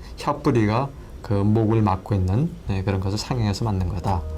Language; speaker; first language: Korean; native; Korean